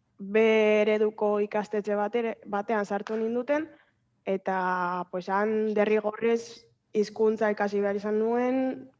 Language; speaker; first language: Basque; early bilingual, other home language; Fang